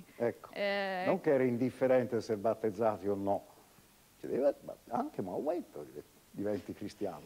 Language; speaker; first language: Italian; native; Italian